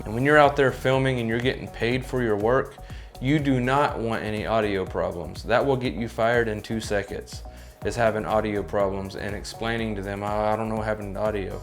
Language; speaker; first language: English; native; English